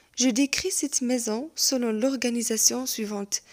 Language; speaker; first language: French; non-native, local second language; Arabic